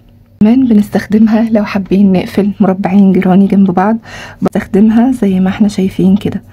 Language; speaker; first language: Arabic; native; Arabic